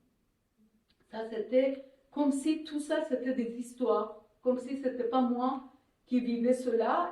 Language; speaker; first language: French; non-native, fluent; Persian